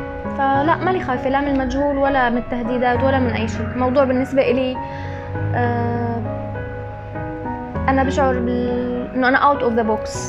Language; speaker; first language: Arabic; native; Arabic